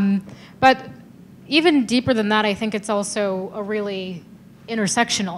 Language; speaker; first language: English; native; English